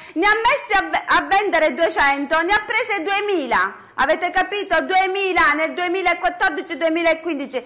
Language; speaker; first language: Italian; native; Italian